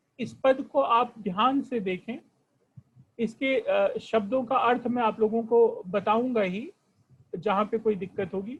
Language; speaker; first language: Hindi; non-native, local second language; Marathi